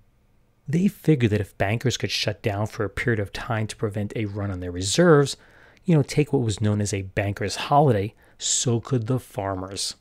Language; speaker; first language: English; native; English